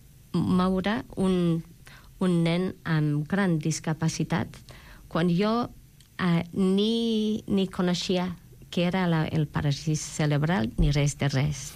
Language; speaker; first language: Catalan; non-native, fluent; English